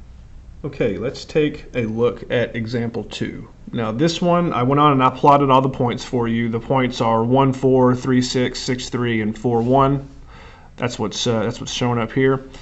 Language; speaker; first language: English; native; English